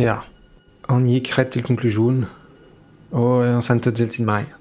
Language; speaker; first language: Norwegian; non-native, fluent; French